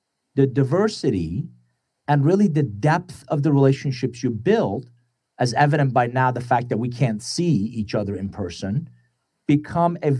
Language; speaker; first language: English; non-native, fluent; Persian